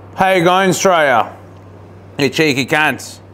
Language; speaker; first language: English; native; English